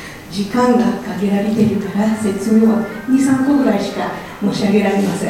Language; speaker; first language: Japanese; non-native, fluent; French